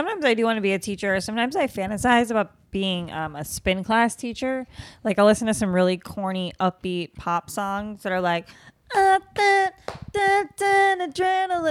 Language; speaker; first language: English; native; English